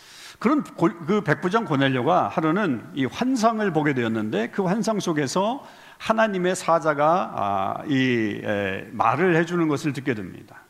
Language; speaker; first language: Korean; native; Korean